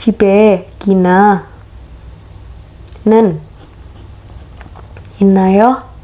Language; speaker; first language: Korean; non-native, learner; Indonesian